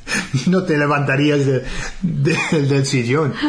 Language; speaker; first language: Spanish; non-native, fluent; English